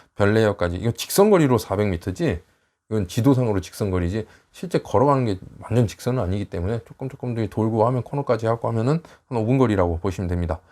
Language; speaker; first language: Korean; native; Korean